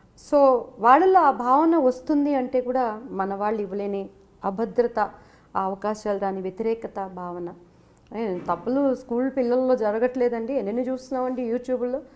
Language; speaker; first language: Telugu; native; Telugu